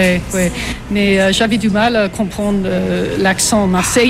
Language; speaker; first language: French; non-native, fluent; English